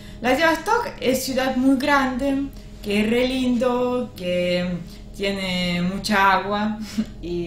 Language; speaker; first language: Spanish; non-native, learner; Russian